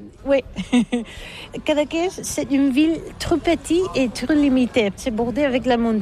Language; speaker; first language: French; non-native, learner; Catalan